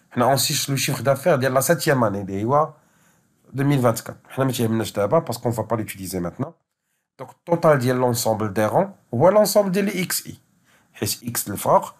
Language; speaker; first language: French; non-native, local second language; Arabic